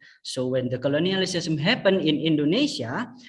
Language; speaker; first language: English; non-native, fluent; Indonesian